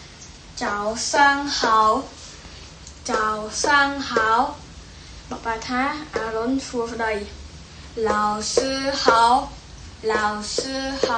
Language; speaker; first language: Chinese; non-native, fluent; Khmer